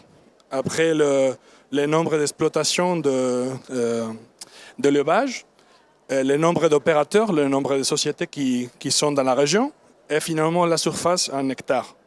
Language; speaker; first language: French; non-native, learner; Spanish